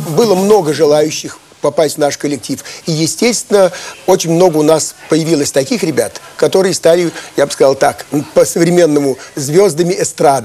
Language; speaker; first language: Russian; native; Russian